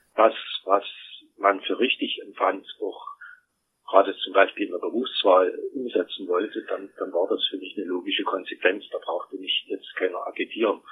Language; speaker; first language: German; native; German